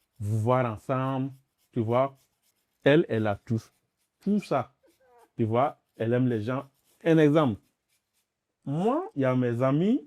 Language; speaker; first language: French; non-native, local second language; Dyula